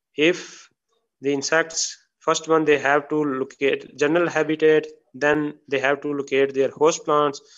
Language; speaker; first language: English; non-native, local second language; Urdu